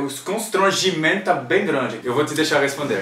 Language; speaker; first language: Portuguese; non-native, fluent; French